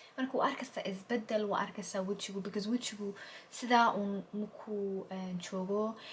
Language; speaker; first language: Somali; early bilingual, heritage; Somali